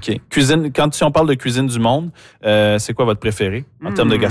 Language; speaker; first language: French; native; French